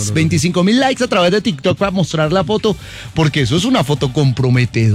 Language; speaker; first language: Spanish; native; Spanish